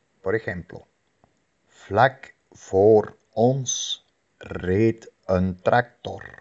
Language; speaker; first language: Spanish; non-native, fluent; Dutch